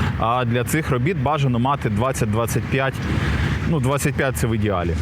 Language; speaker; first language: Ukrainian; native; Ukrainian